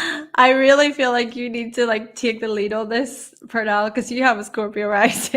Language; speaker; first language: English; native; English